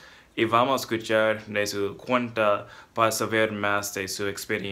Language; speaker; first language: Spanish; non-native, fluent; English